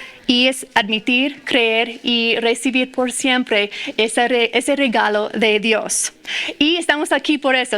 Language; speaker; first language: Spanish; non-native, fluent; English